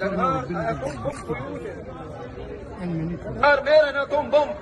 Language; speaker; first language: Swedish; non-native, fluent; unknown